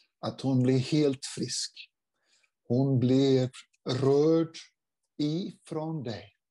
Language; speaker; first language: Swedish; non-native, fluent; Portuguese